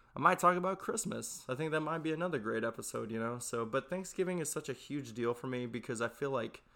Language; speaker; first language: English; native; English